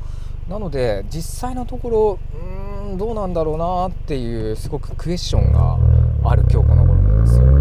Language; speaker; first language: Japanese; native; Japanese